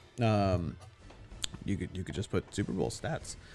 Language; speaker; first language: English; early bilingual, other home language; Spanish